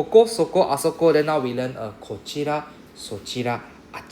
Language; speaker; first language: Japanese; non-native, fluent; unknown